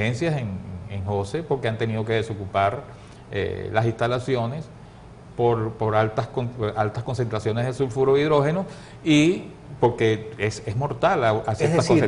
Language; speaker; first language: Spanish; native; Spanish